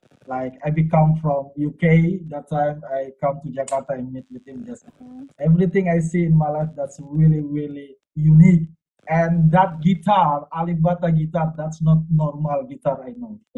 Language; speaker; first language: English; non-native, learner; Indonesian